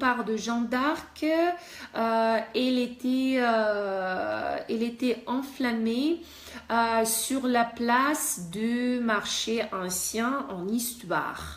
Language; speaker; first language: French; non-native, fluent; Russian